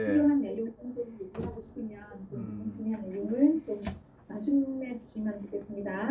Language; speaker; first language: Korean; non-native, fluent; Vietnamese